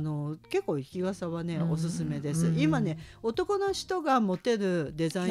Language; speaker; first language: Japanese; native; Japanese